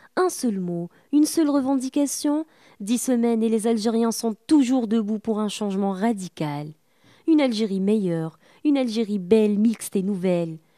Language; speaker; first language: French; non-native, local second language; Arabic